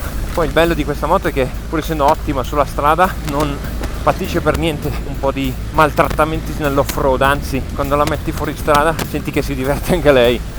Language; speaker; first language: Italian; native; Italian